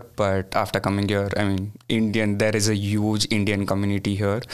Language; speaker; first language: English; non-native, local second language; Kannada